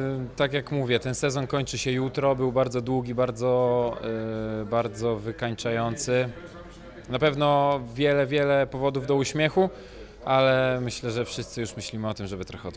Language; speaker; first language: Polish; native; Polish